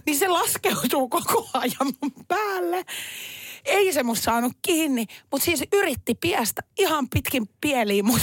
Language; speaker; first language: Finnish; native; Finnish